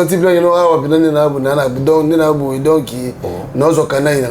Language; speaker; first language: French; non-native, local second language; Lingala